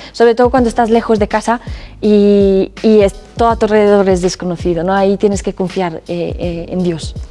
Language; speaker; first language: Spanish; early bilingual, other home language; Romanian